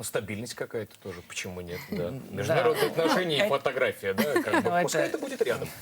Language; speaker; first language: Russian; native; Russian